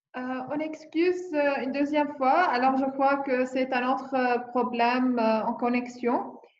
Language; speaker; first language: French; non-native, learner; English